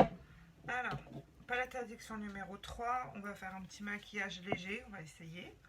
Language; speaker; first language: French; native; French